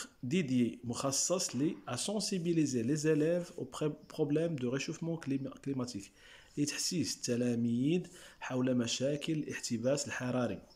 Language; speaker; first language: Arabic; native; Arabic